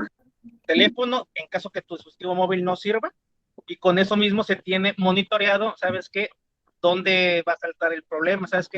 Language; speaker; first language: Spanish; native; Spanish